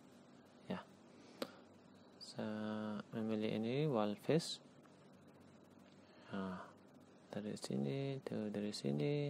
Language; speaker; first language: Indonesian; non-native, learner; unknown